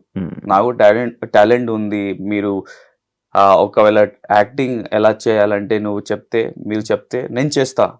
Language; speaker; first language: Telugu; non-native, learner; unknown